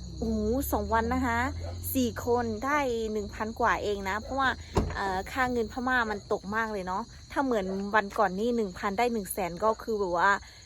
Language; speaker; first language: Thai; non-native, local second language; Shan